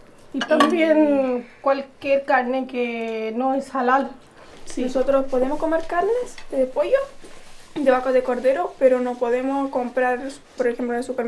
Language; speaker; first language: Spanish; non-native, fluent; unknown